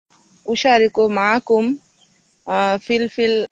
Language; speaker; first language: Arabic; non-native, learner; Bangla